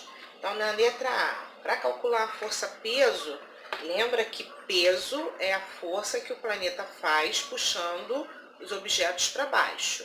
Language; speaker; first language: Portuguese; native; Portuguese